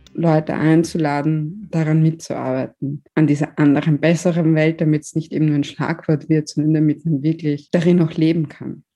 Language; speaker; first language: German; native; German